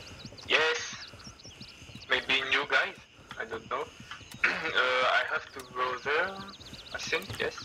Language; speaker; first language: English; non-native, learner; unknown